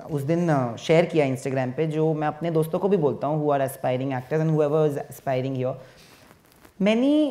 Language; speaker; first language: Hindi; non-native, local second language; Bangla